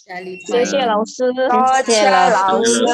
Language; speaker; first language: Chinese; non-native, learner; Indonesian